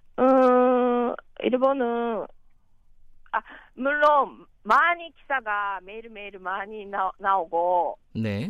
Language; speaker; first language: Korean; non-native, learner; Japanese